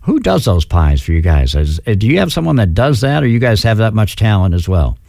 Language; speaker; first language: English; native; English